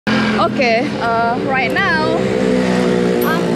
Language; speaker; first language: English; non-native, learner; Indonesian